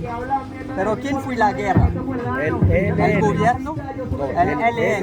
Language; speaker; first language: Spanish; non-native, learner; French